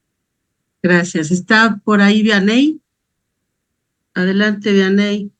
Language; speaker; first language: Spanish; native; Spanish